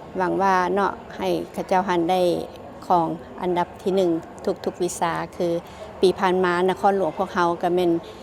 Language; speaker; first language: Lao; native; Lao